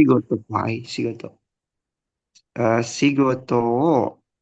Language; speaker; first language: Japanese; non-native, learner; Indonesian